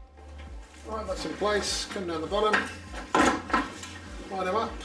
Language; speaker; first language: English; native; English